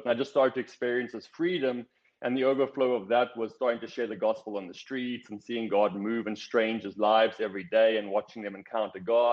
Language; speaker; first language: English; native; English